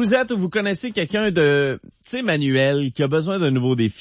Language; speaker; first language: French; native; French